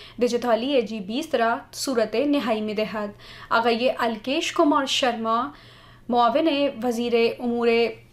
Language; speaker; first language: Persian; non-native, fluent; Hindi